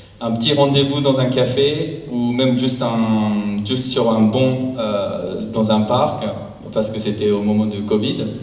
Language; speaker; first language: French; non-native, fluent; Japanese